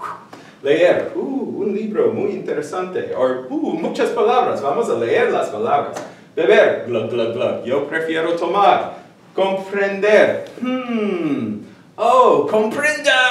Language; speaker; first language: Spanish; non-native, fluent; English